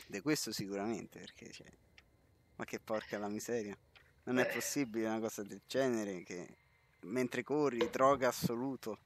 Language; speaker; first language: Italian; native; Italian